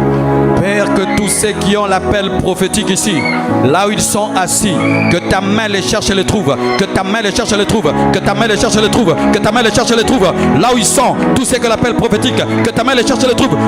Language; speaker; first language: French; non-native, local second language; Lingala